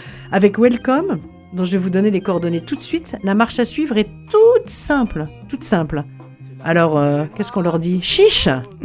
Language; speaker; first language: French; native; French